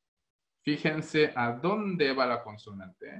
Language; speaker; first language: Spanish; non-native, fluent; Korean